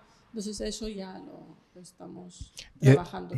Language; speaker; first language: Spanish; non-native, fluent; Greek